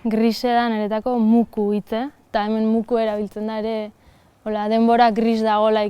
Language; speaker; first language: Basque; native; Basque